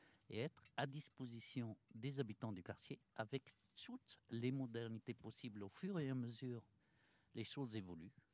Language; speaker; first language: French; non-native, local second language; Arabic